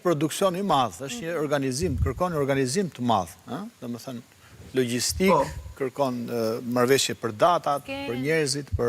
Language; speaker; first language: Albanian; native; Albanian